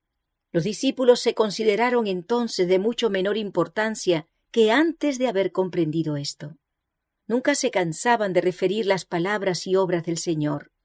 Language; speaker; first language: Spanish; native; Spanish